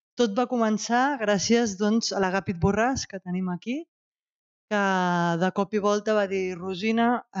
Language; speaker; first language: Catalan; native; Catalan